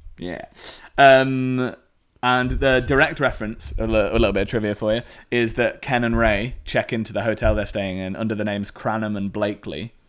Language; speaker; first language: English; native; English